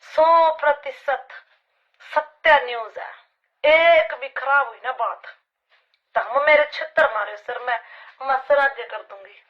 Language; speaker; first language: Hindi; native; Hindi